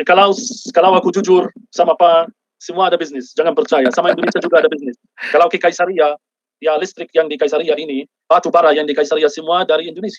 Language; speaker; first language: Indonesian; non-native, fluent; Arabic